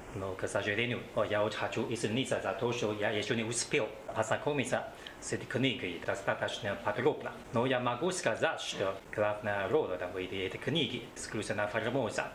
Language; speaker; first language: Russian; non-native, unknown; Chinese